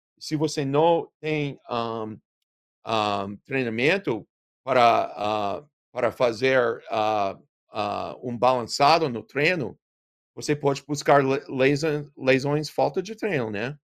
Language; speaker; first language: Portuguese; non-native, learner; English